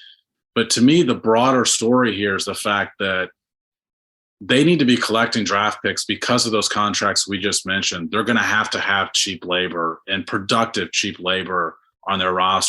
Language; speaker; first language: English; native; English